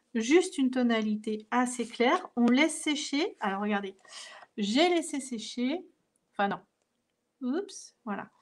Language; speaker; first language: French; native; French